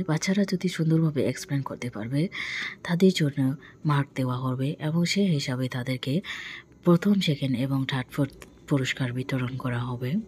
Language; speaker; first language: Bangla; non-native, local second language; Bodo